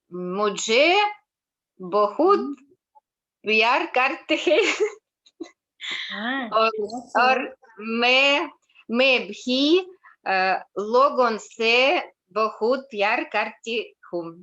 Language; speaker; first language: Hindi; non-native, learner; Russian